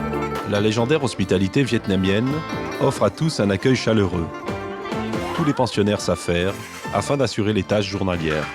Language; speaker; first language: French; native; French